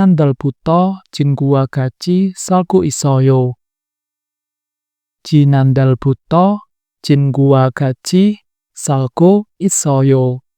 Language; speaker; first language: Korean; non-native, fluent; Indonesian